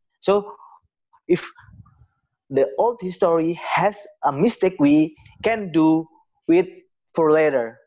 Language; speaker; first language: English; non-native, learner; Indonesian